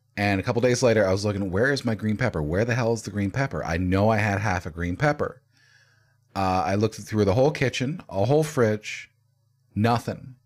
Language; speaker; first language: English; native; English